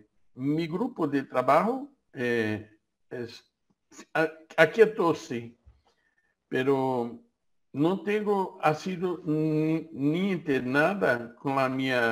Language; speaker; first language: Spanish; non-native, learner; Portuguese